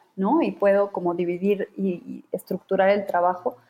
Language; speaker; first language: Spanish; native; Spanish